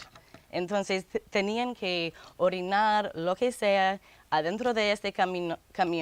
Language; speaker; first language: Spanish; non-native, fluent; English